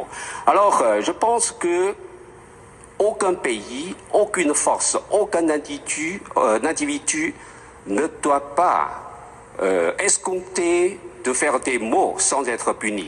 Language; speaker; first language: French; non-native, fluent; Chinese